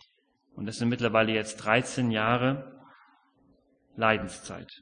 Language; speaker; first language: German; native; German